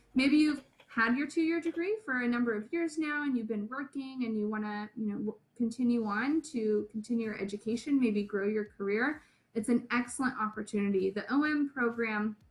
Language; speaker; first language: English; native; English